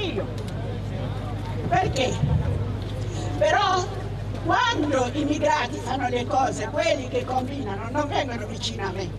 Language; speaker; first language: Italian; non-native, fluent; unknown